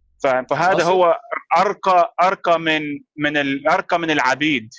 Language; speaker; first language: Arabic; native; Arabic